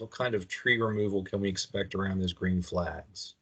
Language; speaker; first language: English; native; English